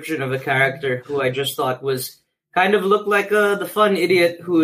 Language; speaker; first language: English; non-native, local second language; Filipino